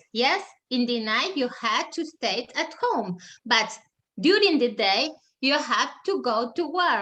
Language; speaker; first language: English; non-native, learner; German